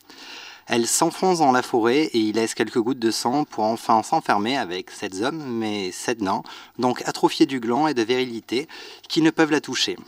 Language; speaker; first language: French; native; French